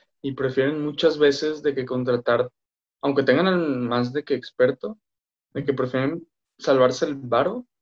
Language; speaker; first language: Spanish; native; Spanish